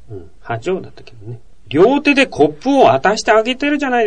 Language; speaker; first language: Japanese; native; Japanese